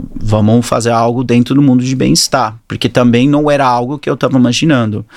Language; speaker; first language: Portuguese; early bilingual, other home language; English